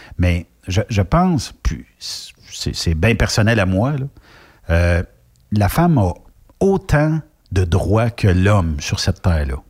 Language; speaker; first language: French; native; French